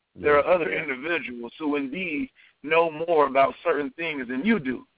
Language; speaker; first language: English; native; English